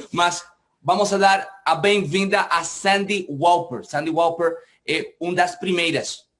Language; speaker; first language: Portuguese; non-native, learner; English